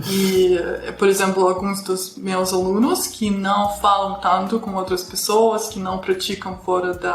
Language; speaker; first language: Portuguese; non-native, fluent; Russian